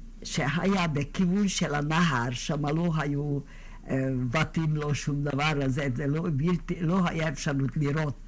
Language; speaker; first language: Hebrew; non-native, fluent; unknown